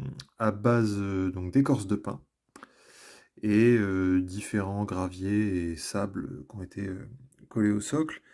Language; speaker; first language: French; native; French